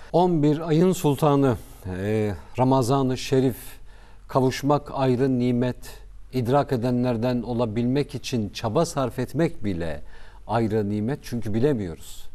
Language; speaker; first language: Turkish; native; Turkish